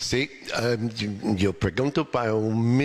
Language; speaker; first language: Spanish; non-native, learner; English